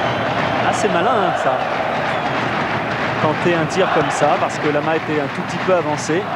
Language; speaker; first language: French; native; French